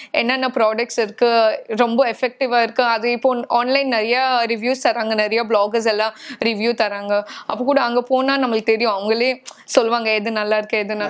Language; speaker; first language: Tamil; non-native, local second language; Hindi